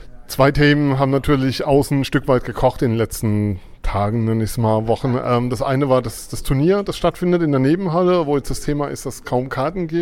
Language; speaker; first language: German; native; German